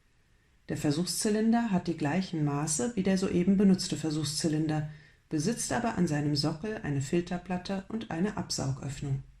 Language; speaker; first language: German; native; German